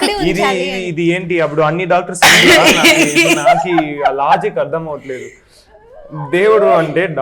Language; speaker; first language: Telugu; non-native, local second language; Tamil